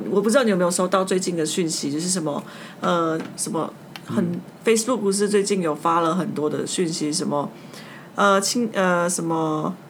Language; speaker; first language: Chinese; native; Chinese